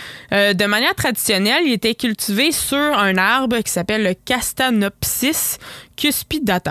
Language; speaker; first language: French; native; French